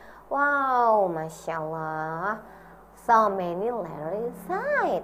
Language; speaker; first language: English; non-native, learner; Indonesian